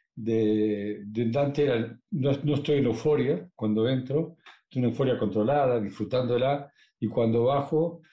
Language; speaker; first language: Spanish; native; Spanish